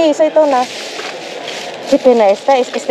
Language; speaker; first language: Spanish; non-native, fluent; Filipino